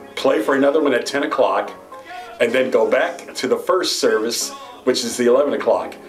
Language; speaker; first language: English; native; English